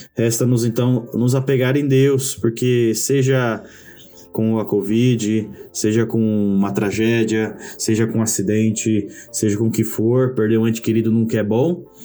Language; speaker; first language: Portuguese; native; Portuguese